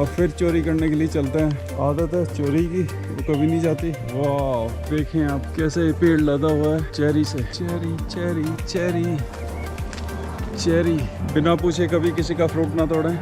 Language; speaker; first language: Hindi; native; Hindi